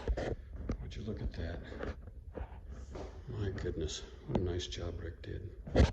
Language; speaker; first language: English; native; English